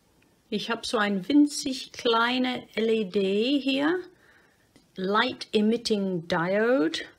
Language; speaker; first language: German; non-native, fluent; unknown